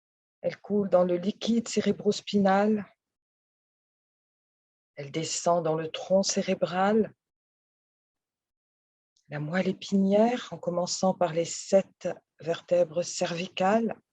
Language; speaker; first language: French; native; French